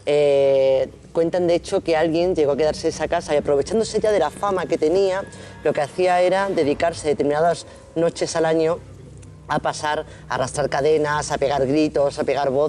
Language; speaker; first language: Spanish; native; Spanish